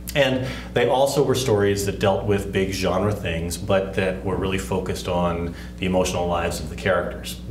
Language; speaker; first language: English; native; English